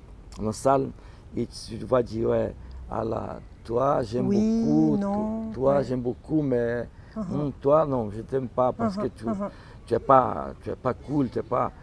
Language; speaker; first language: French; non-native, learner; Portuguese